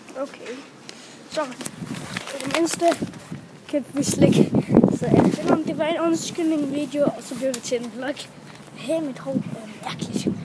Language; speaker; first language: Danish; early bilingual, other home language; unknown